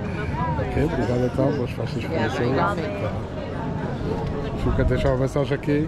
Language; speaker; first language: Portuguese; native; Portuguese